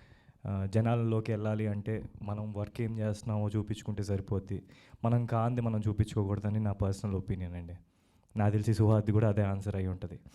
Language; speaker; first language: Telugu; native; Telugu